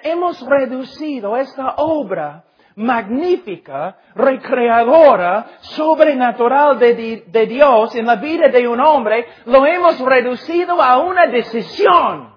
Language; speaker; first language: Spanish; non-native, fluent; English